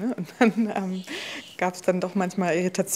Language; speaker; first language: German; native; German